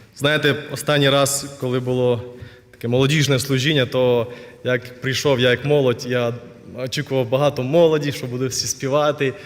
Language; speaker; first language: Ukrainian; non-native, local second language; Russian